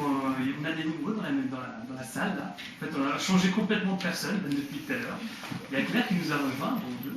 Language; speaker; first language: French; native; French